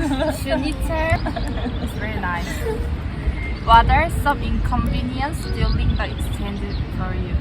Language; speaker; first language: English; non-native, learner; Korean